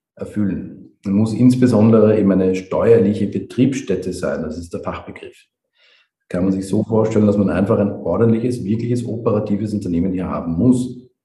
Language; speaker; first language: German; native; German